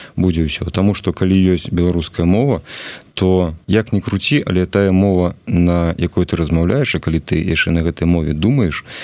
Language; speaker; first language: Belarusian; non-native, local second language; Russian